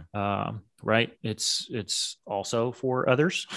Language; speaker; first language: English; native; English